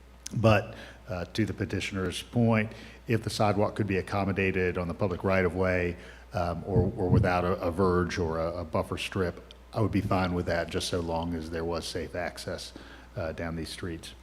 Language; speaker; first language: English; native; English